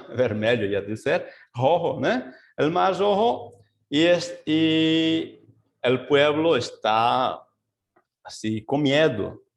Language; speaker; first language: Portuguese; non-native, fluent; Spanish